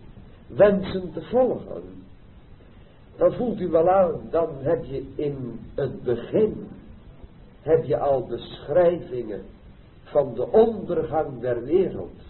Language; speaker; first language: Dutch; native; Dutch